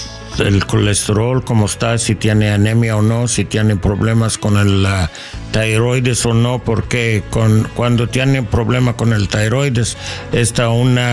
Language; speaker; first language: Spanish; non-native, learner; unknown